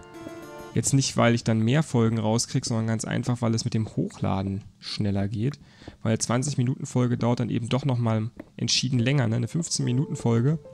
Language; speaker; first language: German; native; German